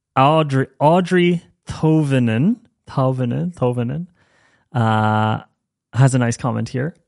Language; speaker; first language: English; native; English